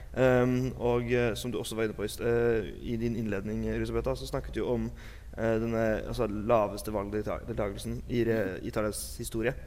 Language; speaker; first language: Norwegian; native; Norwegian